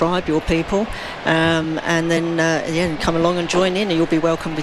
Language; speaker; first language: English; native; English